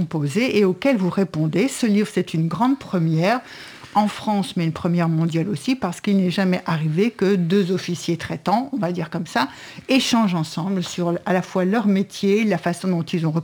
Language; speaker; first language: French; native; French